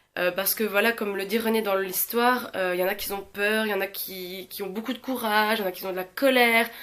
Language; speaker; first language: French; native; French